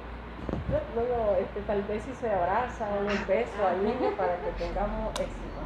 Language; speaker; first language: Spanish; native; Spanish